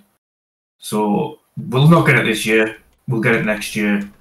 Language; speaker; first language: English; native; English